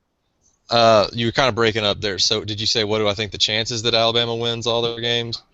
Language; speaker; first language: English; native; English